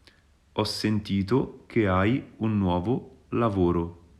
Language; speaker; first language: Italian; non-native, fluent; Wolof